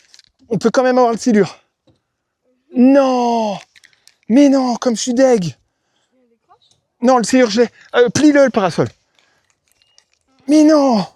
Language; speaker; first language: French; native; French